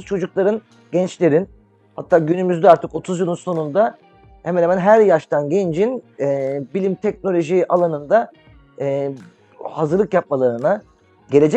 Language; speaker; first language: Turkish; native; Turkish